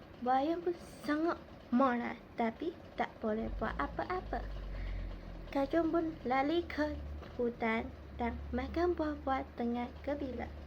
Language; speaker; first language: Malay; non-native, local second language; Chinese